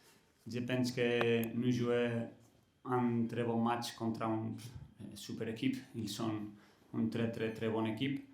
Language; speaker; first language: French; non-native, learner; Catalan